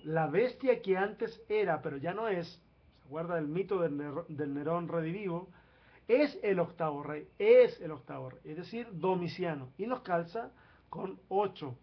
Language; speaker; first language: Spanish; native; Spanish